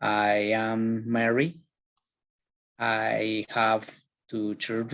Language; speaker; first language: English; non-native, learner; Spanish